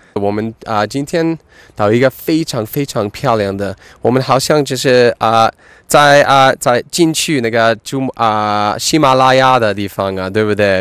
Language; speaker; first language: Chinese; non-native, fluent; English